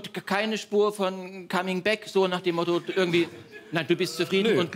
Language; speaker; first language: German; native; German